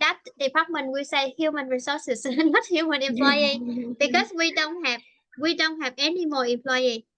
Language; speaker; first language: English; non-native, fluent; Vietnamese